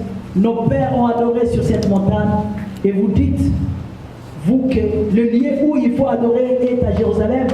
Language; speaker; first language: French; non-native, local second language; Lingala